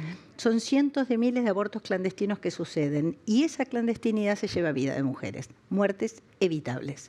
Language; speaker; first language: Spanish; native; Spanish